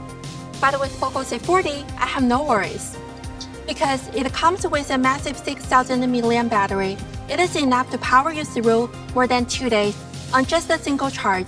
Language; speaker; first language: English; non-native, fluent; Chinese